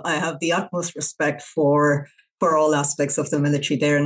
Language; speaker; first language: English; non-native, local second language; Urdu